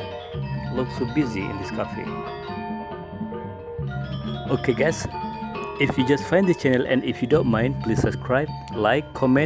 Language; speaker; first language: English; non-native, local second language; Indonesian